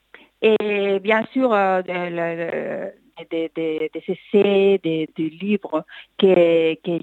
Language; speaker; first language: French; non-native, fluent; Spanish